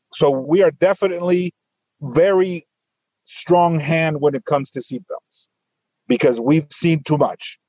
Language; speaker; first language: English; non-native, fluent; Spanish